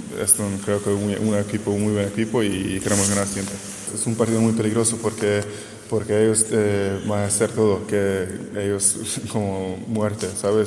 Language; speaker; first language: Spanish; non-native, learner; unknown